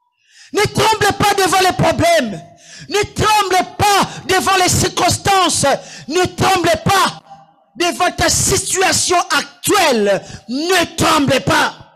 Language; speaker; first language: French; non-native, local second language; Lingala